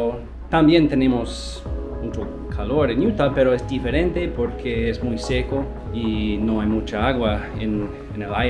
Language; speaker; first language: Spanish; non-native, learner; English